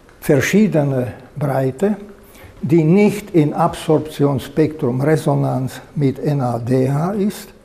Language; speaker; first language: German; non-native, fluent; Slovak